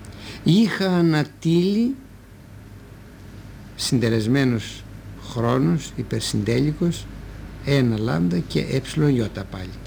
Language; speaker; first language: Greek; native; Greek